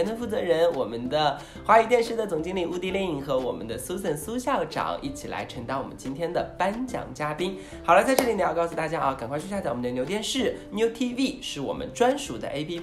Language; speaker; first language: Chinese; native; Chinese